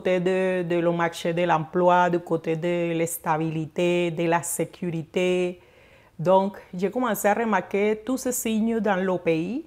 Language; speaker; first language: French; non-native, fluent; Spanish